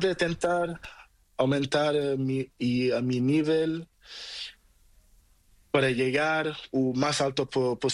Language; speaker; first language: Spanish; non-native, learner; Portuguese